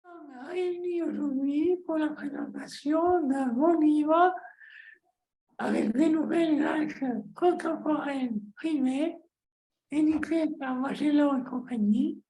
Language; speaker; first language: French; non-native, fluent; Greek